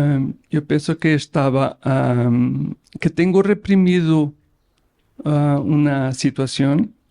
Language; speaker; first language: Spanish; non-native, learner; Portuguese